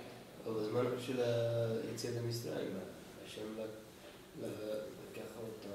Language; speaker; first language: Hebrew; non-native, learner; English